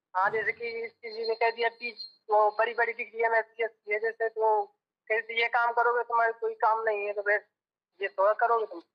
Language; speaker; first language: Hindi; native; Hindi